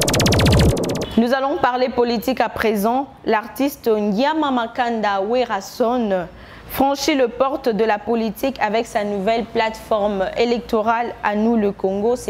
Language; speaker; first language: French; non-native, local second language; Lingala